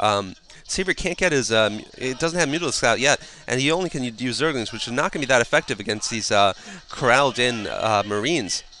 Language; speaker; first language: English; native; English